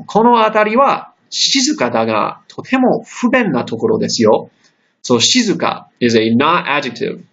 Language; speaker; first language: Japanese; non-native, fluent; English